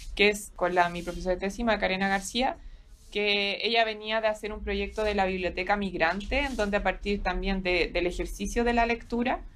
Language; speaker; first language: Spanish; native; Spanish